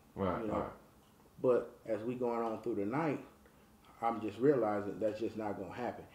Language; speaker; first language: English; native; English